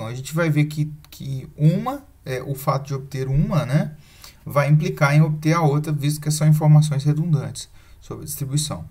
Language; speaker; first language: Portuguese; native; Portuguese